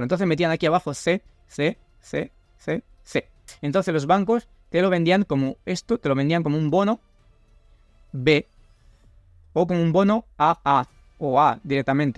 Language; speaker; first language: Spanish; native; Spanish